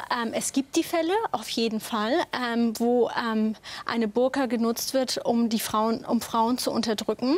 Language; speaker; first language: German; early bilingual, other home language; Turkish